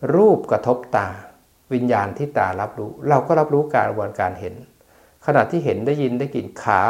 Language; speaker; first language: Thai; native; Thai